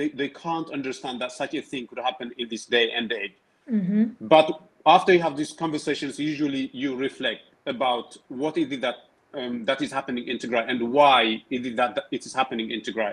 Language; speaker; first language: English; non-native, fluent; Tigrinya